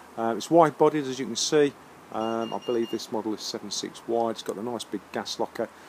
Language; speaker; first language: English; native; English